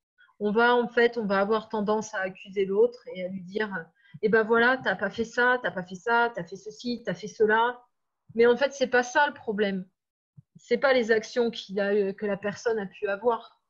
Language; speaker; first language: French; native; French